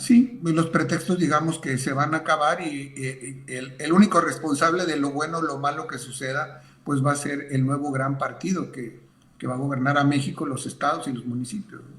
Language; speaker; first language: Spanish; native; Spanish